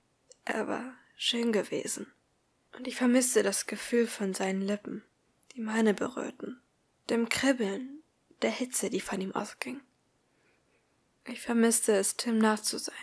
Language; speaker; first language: German; native; German